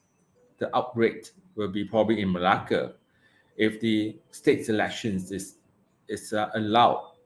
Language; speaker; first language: English; non-native, local second language; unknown